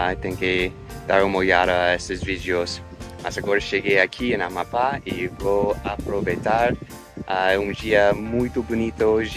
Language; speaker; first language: Portuguese; non-native, fluent; English